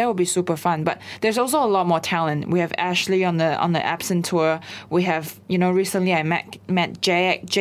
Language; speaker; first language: English; non-native, local second language; Chinese